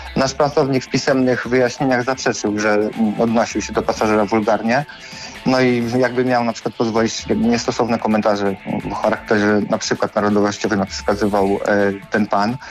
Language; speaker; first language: Polish; native; Polish